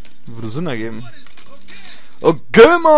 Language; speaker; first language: German; native; German